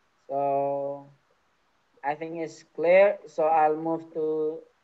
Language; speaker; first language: English; non-native, fluent; Indonesian